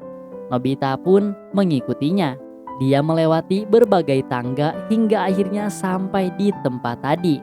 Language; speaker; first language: Indonesian; native; Indonesian